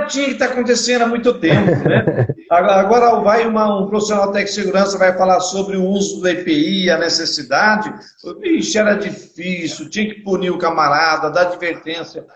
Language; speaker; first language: Portuguese; native; Portuguese